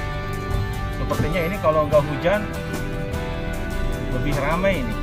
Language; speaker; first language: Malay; non-native, local second language; Sundanese